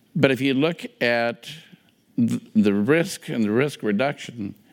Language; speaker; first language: English; native; English